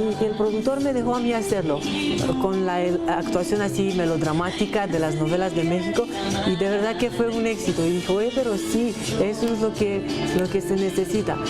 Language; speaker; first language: Spanish; non-native, fluent; Romanian